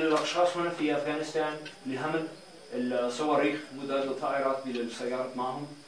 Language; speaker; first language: Arabic; non-native, learner; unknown